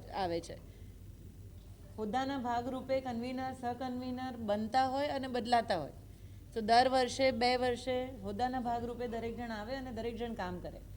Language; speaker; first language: Gujarati; native; Gujarati